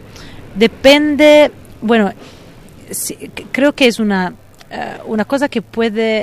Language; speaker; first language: Spanish; non-native, fluent; Italian